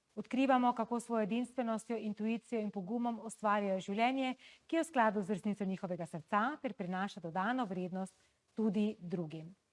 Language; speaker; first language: Slovenian; native; Slovenian